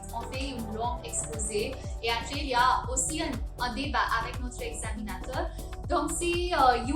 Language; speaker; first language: French; non-native, fluent; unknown